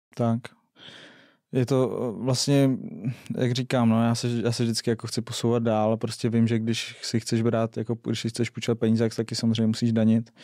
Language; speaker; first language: Czech; non-native, local second language; Russian